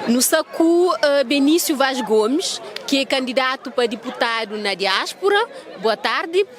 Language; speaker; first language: Portuguese; non-native, local second language; Kabuverdianu